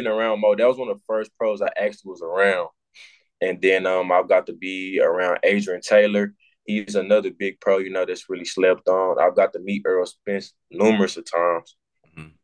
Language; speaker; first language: English; native; English